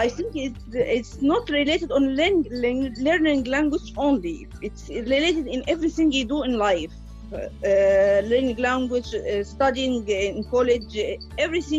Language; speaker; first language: English; non-native, learner; Arabic